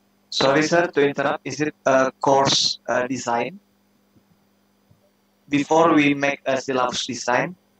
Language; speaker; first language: English; non-native, learner; Indonesian